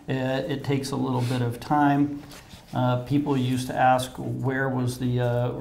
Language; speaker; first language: English; native; English